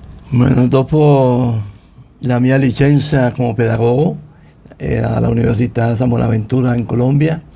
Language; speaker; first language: Italian; non-native, fluent; Spanish